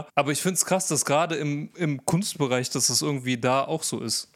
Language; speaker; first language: German; native; German